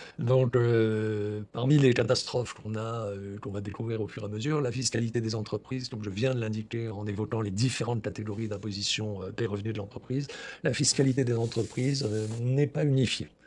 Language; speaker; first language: French; native; French